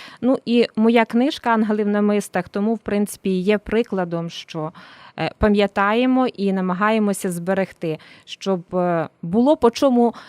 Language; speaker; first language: Ukrainian; native; Ukrainian